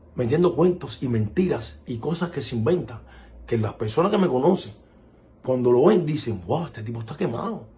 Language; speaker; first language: Spanish; native; Spanish